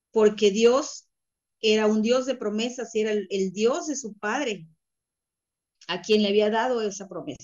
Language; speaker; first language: Spanish; native; Spanish